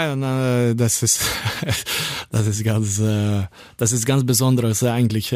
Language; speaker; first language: German; non-native, learner; Norwegian